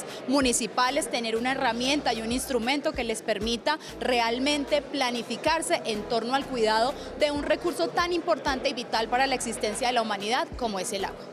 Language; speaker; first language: Spanish; native; Spanish